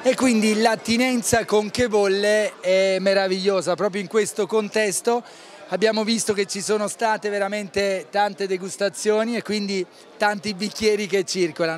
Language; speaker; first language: Italian; native; Italian